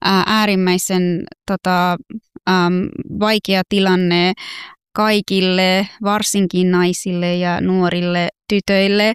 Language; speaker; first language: Finnish; non-native, fluent; Persian